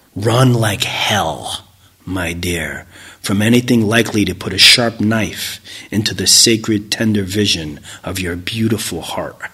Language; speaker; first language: English; native; English